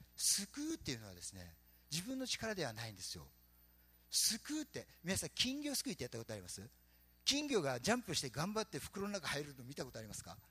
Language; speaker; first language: Japanese; native; Japanese